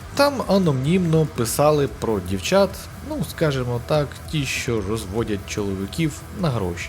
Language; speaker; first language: Ukrainian; early bilingual, other home language; Russian